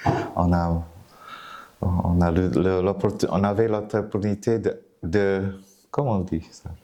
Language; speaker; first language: French; non-native, fluent; Vietnamese